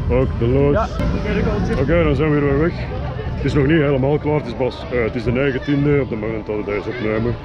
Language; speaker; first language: Dutch; native; Dutch